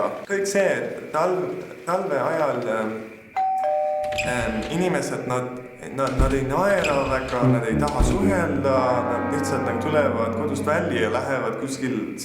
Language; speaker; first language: Estonian; non-native, learner; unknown